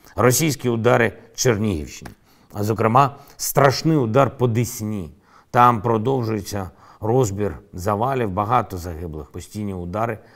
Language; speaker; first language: Ukrainian; non-native, local second language; Russian